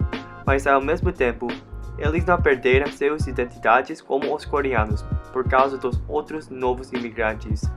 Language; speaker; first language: Portuguese; non-native, learner; English